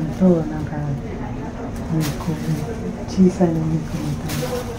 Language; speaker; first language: Japanese; non-native, learner; Filipino